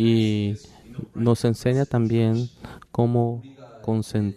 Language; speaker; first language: Spanish; non-native, learner; Korean